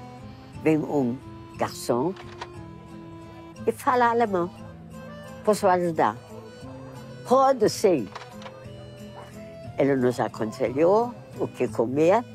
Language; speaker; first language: Portuguese; non-native, fluent; German